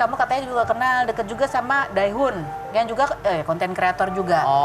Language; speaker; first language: Indonesian; native; Indonesian